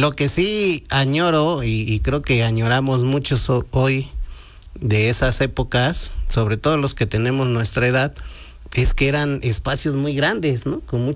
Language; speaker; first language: Spanish; native; Spanish